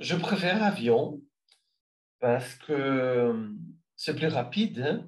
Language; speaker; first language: French; non-native, learner; Portuguese